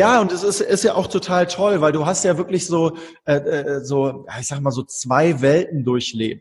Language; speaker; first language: German; native; German